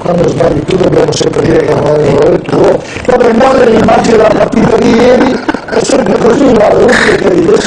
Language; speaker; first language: Italian; native; Italian